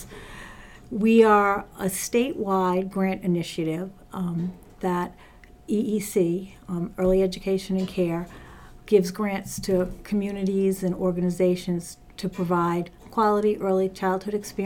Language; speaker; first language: English; native; English